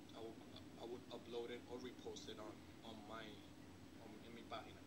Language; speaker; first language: English; early bilingual, other home language; Spanish